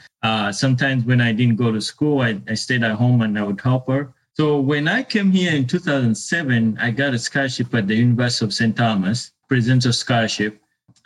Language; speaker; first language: English; non-native, local second language; Ganda